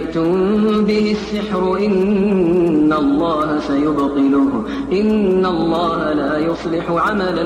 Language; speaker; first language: Arabic; native; Arabic